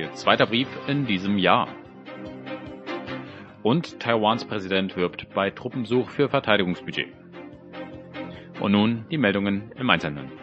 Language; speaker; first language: German; native; German